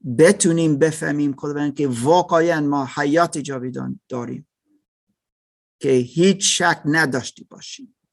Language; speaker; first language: Persian; non-native, learner; German